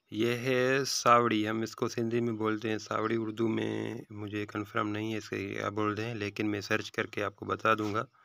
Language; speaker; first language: Urdu; non-native, local second language; Sindhi